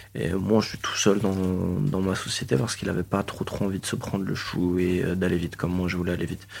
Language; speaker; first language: French; native; French